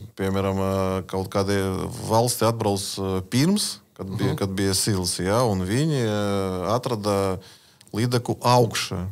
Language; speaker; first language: Latvian; non-native, learner; Russian